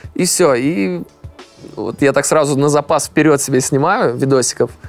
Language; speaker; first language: Russian; native; Russian